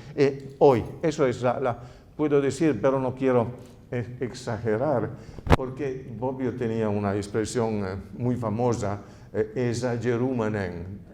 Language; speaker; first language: Spanish; non-native, fluent; Italian